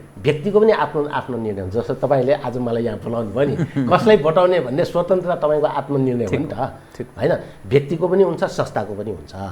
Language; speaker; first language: Nepali; non-native, local second language; Newari